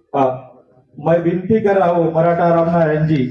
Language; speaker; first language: Hindi; non-native, local second language; Marathi